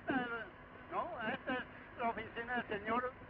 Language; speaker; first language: Spanish; native; Spanish